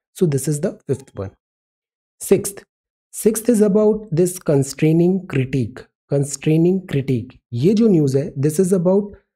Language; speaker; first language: Hindi; native; Hindi